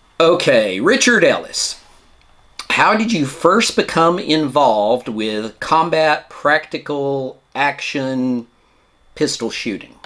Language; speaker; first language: English; native; English